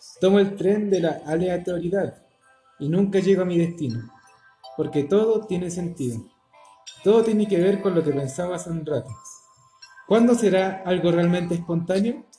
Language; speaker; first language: Spanish; native; Spanish